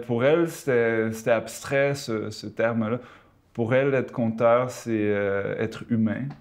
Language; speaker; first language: French; early bilingual, other home language; Spanish